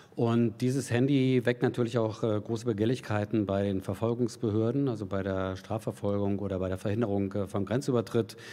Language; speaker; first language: German; native; German